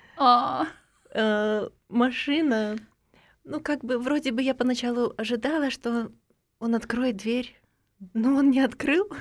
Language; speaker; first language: Russian; non-native, local second language; Kazakh